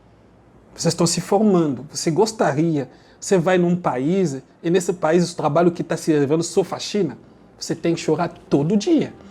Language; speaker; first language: Portuguese; non-native, learner; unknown